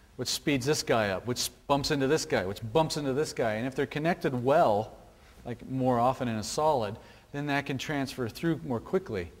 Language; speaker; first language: English; native; English